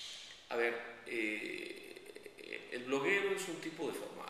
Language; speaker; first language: Spanish; native; Spanish